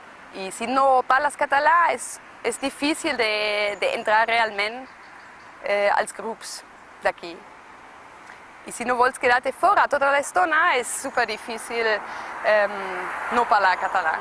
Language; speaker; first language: Catalan; non-native, fluent; German